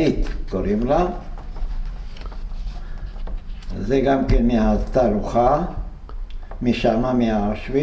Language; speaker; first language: Hebrew; non-native, fluent; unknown